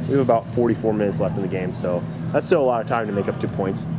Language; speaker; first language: English; native; English